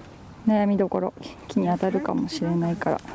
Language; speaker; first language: Japanese; native; Japanese